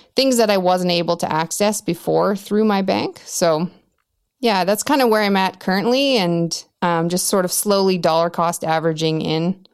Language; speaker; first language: English; native; English